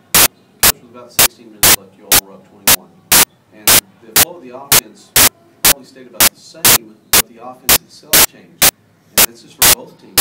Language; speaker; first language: English; native; English